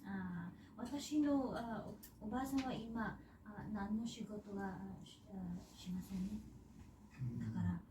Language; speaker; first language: Japanese; non-native, learner; Mizo